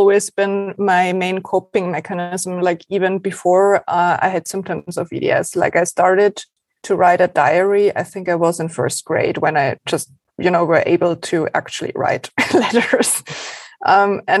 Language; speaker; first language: English; non-native, fluent; German